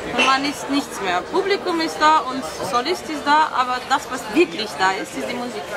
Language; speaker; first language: German; non-native, fluent; Romanian